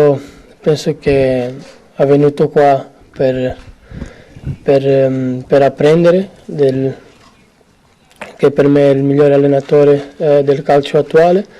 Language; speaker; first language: Italian; non-native, fluent; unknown